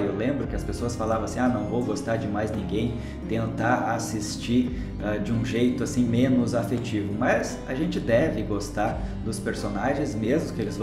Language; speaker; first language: Portuguese; native; Portuguese